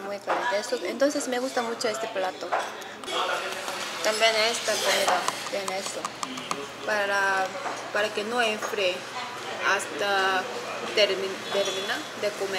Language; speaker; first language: Spanish; non-native, learner; Korean